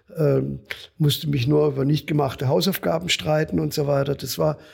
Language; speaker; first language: German; native; German